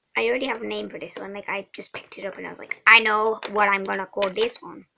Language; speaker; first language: English; non-native, fluent; Swedish